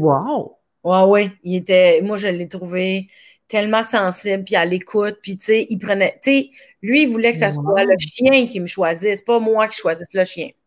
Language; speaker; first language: French; native; French